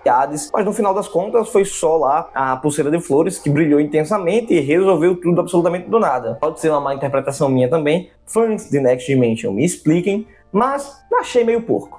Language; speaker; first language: Portuguese; native; Portuguese